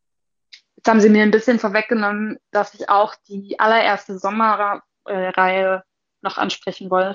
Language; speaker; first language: German; native; German